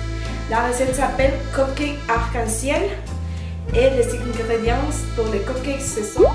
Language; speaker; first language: French; non-native, learner; Spanish